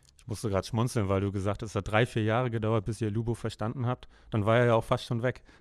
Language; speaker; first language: German; native; German